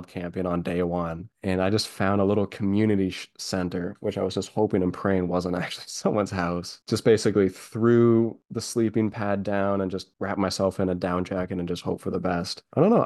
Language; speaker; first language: English; native; English